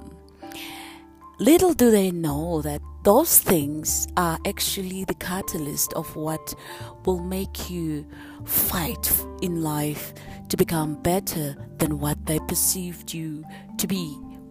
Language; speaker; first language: English; non-native, local second language; Zulu